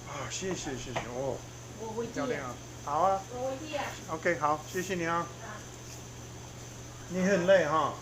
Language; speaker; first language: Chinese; non-native, learner; English